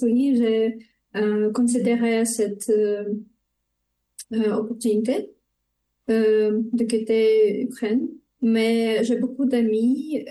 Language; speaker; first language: French; non-native, learner; Ukrainian